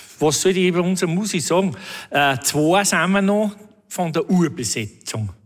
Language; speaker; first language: German; native; German